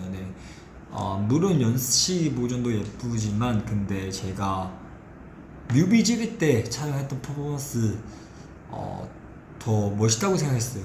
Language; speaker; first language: Korean; non-native, fluent; Chinese